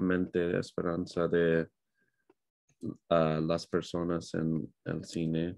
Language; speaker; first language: Spanish; non-native, learner; English